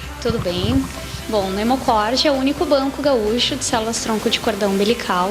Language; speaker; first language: Portuguese; native; Portuguese